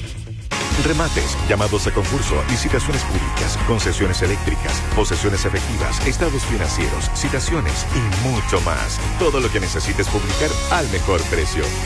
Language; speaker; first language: Spanish; native; Spanish